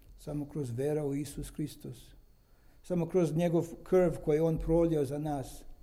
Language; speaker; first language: Serbian; non-native, fluent; Romanian